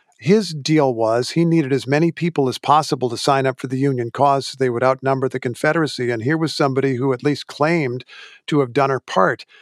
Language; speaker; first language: English; native; English